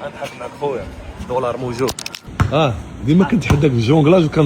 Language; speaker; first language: Arabic; native; Arabic